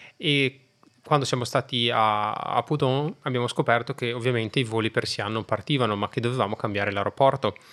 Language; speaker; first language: Italian; native; Italian